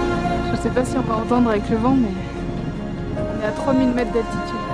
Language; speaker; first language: French; native; French